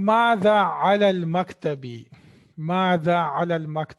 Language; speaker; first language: Arabic; non-native, fluent; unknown